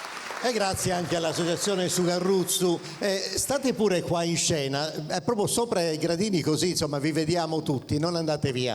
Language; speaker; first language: Italian; native; Italian